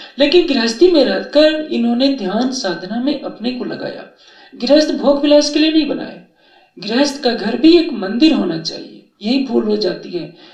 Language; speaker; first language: Hindi; native; Hindi